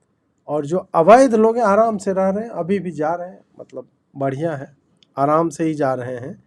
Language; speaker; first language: Hindi; native; Hindi